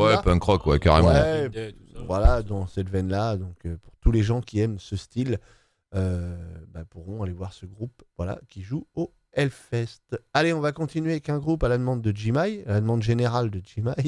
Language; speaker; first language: French; native; French